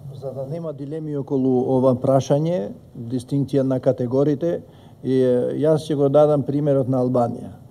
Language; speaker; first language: Macedonian; non-native, local second language; Albanian